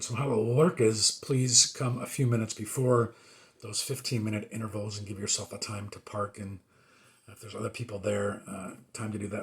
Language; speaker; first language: English; native; English